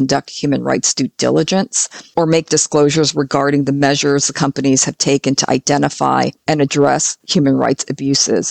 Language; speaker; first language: English; native; English